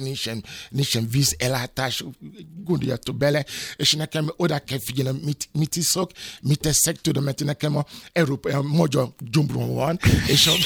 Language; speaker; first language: Hungarian; non-native, fluent; Yoruba